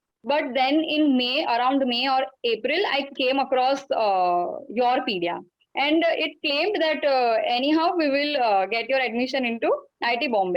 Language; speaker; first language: English; non-native, local second language; Gujarati